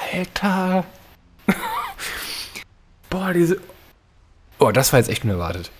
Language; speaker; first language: German; native; German